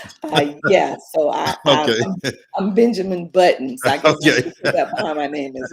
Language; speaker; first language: English; native; English